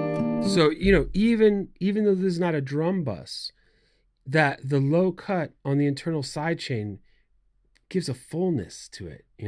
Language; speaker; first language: English; native; English